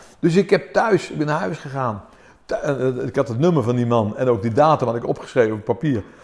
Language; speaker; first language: Dutch; early bilingual, other home language; Armenian